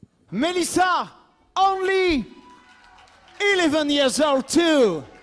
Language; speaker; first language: English; non-native, learner; French